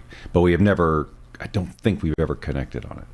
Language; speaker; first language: English; native; English